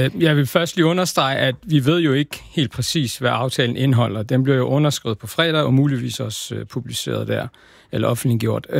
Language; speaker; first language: Danish; early bilingual, other home language; Persian